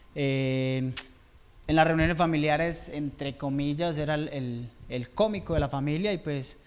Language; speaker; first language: Spanish; native; Spanish